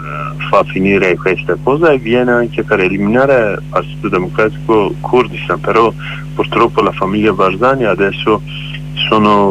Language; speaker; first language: Italian; non-native, learner; Kurdish